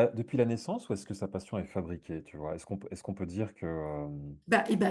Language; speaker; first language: French; native; French